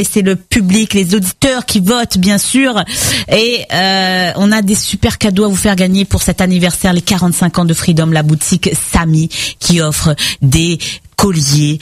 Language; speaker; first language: French; native; French